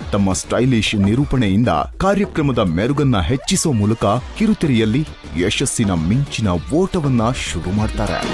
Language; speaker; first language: Kannada; native; Kannada